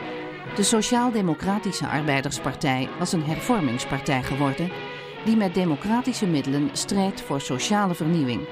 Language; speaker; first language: Dutch; native; Dutch